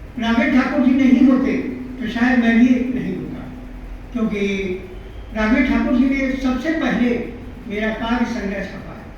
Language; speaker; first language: Hindi; native; Hindi